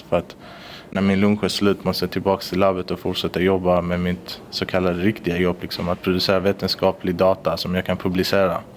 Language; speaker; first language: Swedish; early bilingual, other home language; Persian